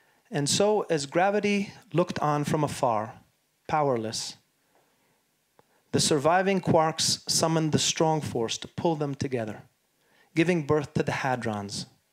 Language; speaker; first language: English; early bilingual, other home language; Hebrew